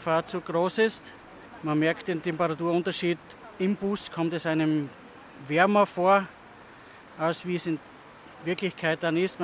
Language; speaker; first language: German; native; German